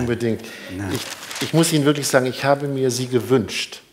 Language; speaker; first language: German; native; German